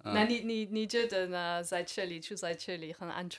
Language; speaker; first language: Chinese; non-native, fluent; English